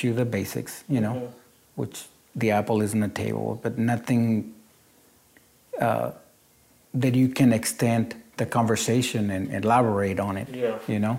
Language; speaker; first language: English; non-native, fluent; Spanish